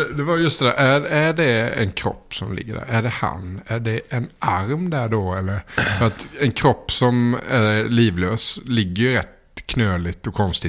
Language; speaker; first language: Swedish; native; Swedish